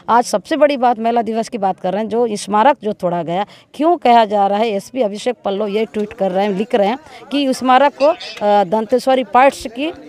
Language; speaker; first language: Hindi; non-native, local second language; Gondi